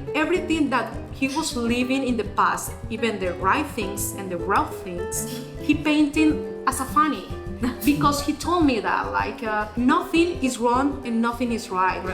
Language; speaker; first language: English; non-native, fluent; Spanish